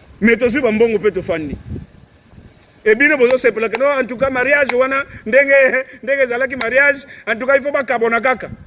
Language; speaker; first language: Lingala; non-native, local second language; Kongo